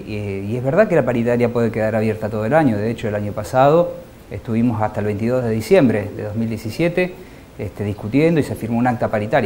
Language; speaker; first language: Spanish; native; Spanish